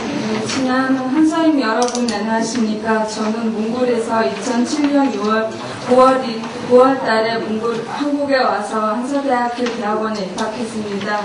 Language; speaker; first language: Korean; non-native, fluent; Mongolian